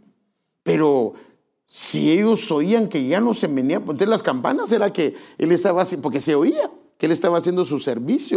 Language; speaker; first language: Spanish; native; Spanish